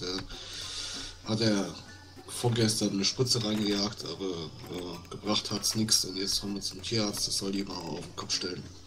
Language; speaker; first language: German; native; German